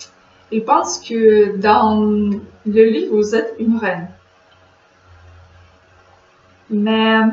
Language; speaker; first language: French; non-native, learner; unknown